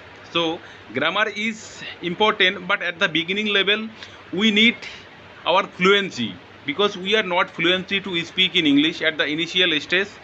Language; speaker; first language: English; non-native, learner; Bangla